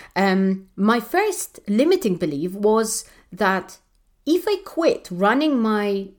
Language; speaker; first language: English; non-native, fluent; Polish